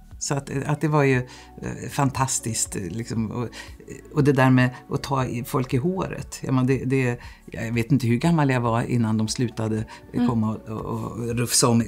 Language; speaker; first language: Swedish; native; Swedish